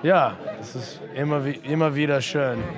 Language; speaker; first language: German; non-native, fluent; English